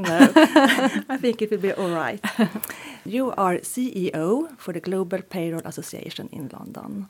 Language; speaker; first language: English; non-native, fluent; Swedish